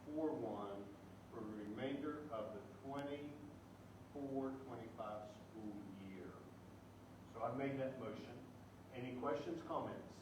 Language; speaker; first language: English; native; English